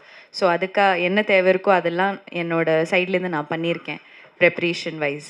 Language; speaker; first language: Tamil; non-native, local second language; Malayalam